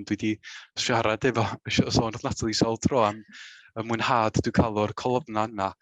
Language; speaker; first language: Welsh; native; Welsh